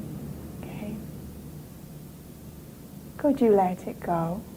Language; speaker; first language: English; native; English